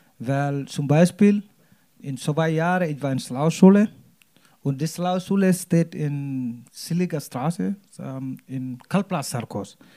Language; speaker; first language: German; non-native, learner; Wolof